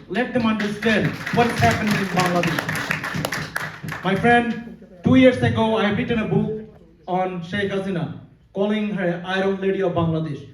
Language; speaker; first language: English; non-native, local second language; Bangla